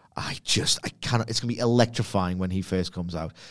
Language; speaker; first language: English; native; English